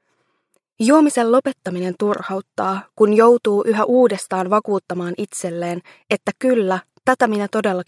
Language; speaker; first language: Finnish; native; Finnish